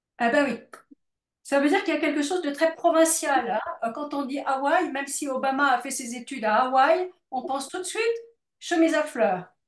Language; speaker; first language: French; native; French